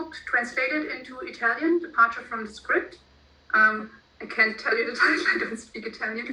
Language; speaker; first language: English; non-native, fluent; German